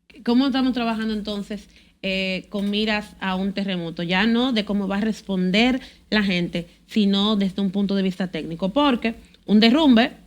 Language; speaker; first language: Spanish; native; Spanish